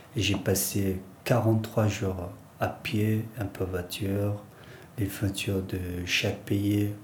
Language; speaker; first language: French; non-native, learner; Persian